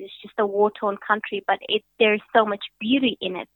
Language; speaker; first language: English; early bilingual, other home language; Hazaragi